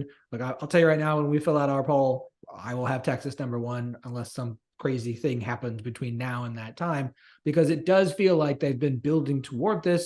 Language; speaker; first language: English; native; English